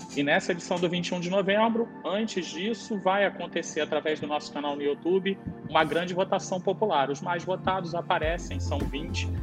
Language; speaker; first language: Portuguese; native; Portuguese